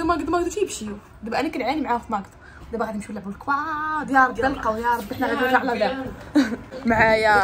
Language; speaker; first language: Arabic; native; Arabic